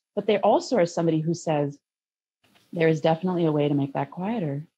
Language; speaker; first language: English; native; English